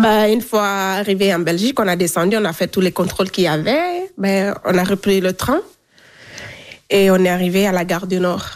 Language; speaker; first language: French; non-native, local second language; Fula